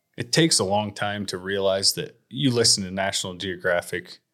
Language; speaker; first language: English; native; English